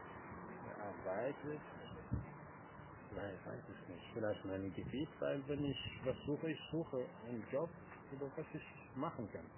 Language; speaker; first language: German; non-native, fluent; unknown